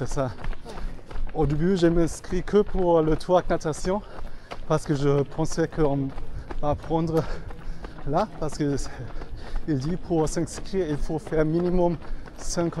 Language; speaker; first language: French; non-native, fluent; German